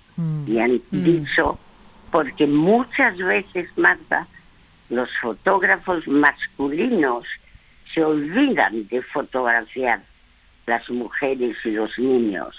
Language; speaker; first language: Spanish; early bilingual, other home language; French